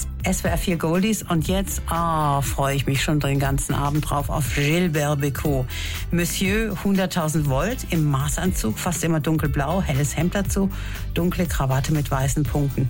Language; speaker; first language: German; native; German